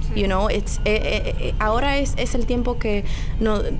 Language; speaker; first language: Spanish; early bilingual, heritage; Spanish